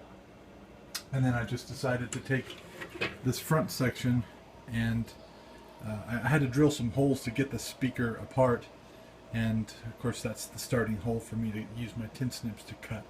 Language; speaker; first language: English; native; English